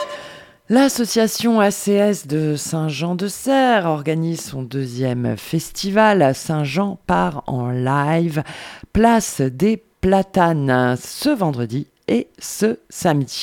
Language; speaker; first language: French; native; French